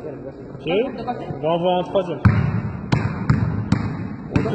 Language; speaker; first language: French; native; French